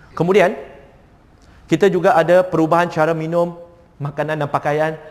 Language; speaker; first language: Malay; non-native, local second language; Cantonese